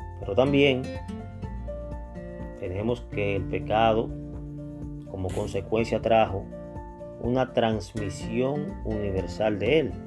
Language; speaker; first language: Spanish; native; Spanish